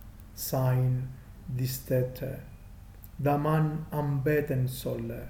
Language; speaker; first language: German; non-native, fluent; Italian